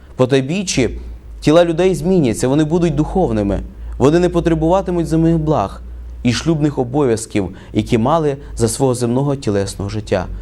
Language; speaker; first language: Ukrainian; native; Ukrainian